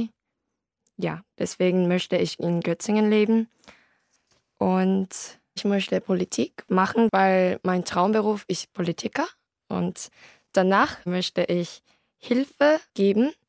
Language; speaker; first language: German; non-native, learner; Korean